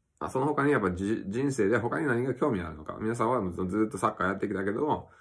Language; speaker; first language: Japanese; early bilingual, other home language; English